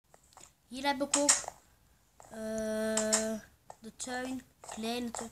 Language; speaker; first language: Dutch; early bilingual, other home language; Turkish